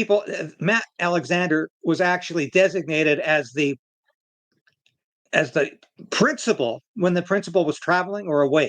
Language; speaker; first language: English; native; English